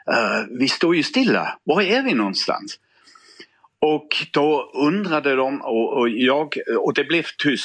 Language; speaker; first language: Swedish; non-native, fluent; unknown